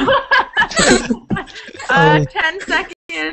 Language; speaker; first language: English; native; English